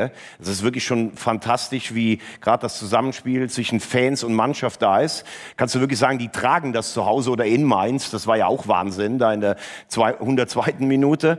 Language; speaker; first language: German; native; German